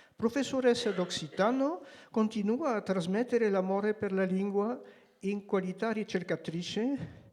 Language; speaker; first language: Italian; non-native, fluent; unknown